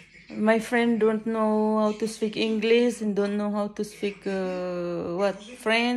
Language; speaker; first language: English; non-native, learner; Filipino